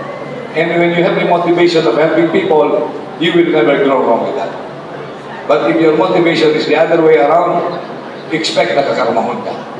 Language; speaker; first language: English; non-native, local second language; Bikol